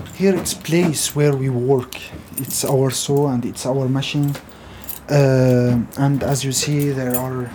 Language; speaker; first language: English; non-native, fluent; Arabic